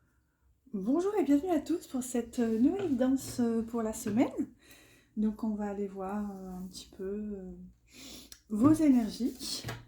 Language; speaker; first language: French; native; French